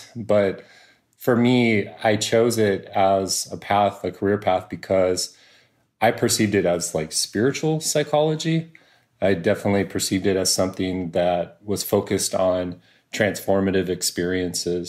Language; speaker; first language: English; native; English